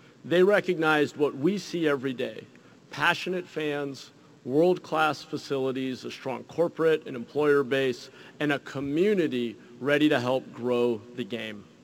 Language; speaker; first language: English; native; English